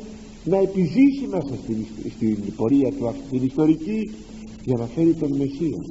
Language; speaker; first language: Greek; native; Greek